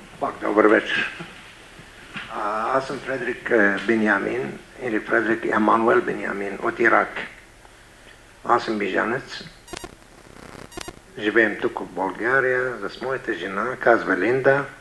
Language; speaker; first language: Bulgarian; non-native, learner; Arabic